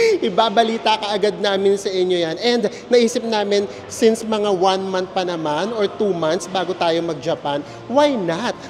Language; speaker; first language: Filipino; native; Filipino